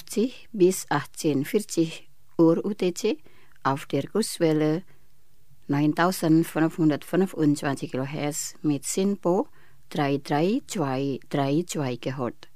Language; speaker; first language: German; non-native, fluent; Indonesian